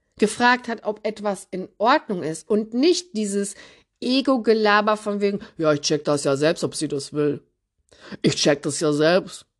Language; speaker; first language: German; early bilingual, other home language; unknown